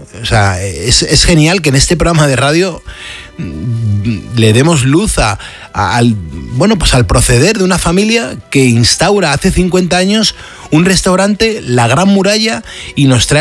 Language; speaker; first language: Spanish; native; Spanish